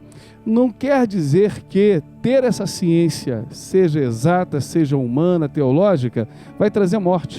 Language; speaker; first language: Portuguese; native; Portuguese